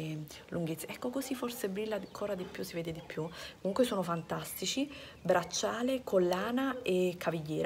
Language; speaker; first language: Italian; native; Italian